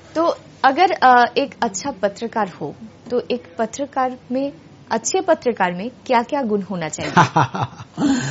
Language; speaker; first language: Hindi; non-native, local second language; Bangla